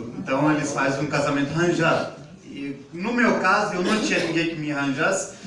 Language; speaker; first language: Portuguese; non-native, fluent; Hindi